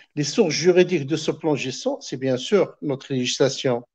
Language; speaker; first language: French; non-native, local second language; Arabic